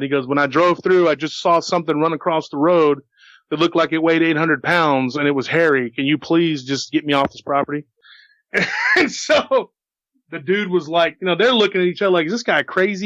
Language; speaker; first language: English; native; English